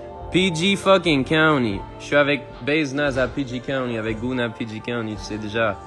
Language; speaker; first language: French; native; French